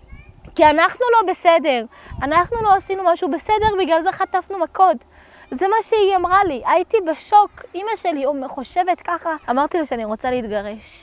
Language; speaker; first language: Hebrew; early bilingual, other home language; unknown